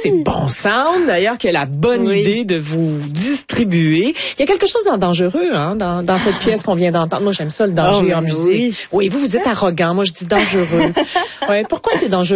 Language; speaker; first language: French; native; French